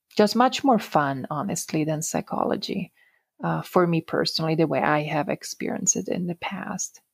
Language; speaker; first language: English; non-native, fluent; Italian